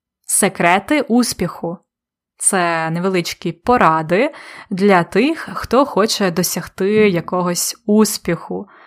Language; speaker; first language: Ukrainian; native; Ukrainian